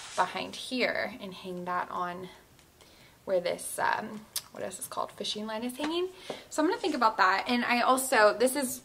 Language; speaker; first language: English; native; English